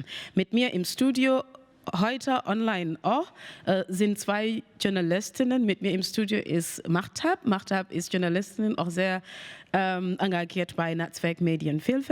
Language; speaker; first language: German; non-native, fluent; Mandingo